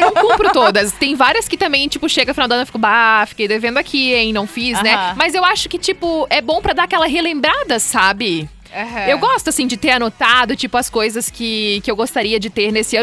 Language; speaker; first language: Portuguese; native; Portuguese